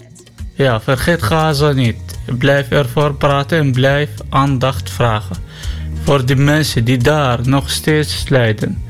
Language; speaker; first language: Dutch; non-native, learner; Arabic